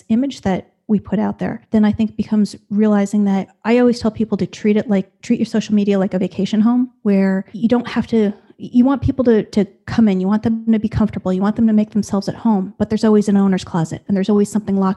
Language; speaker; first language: English; native; English